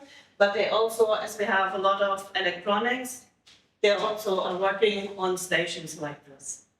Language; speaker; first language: English; non-native, fluent; German